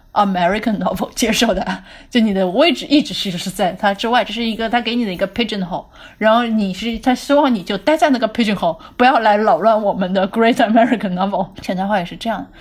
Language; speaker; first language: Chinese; native; Chinese